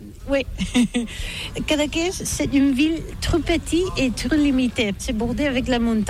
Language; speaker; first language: French; non-native, learner; Catalan